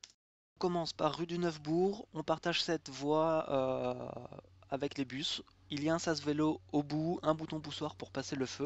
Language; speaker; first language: French; native; French